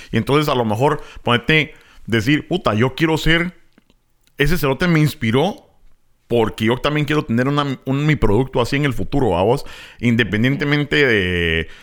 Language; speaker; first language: Spanish; native; Spanish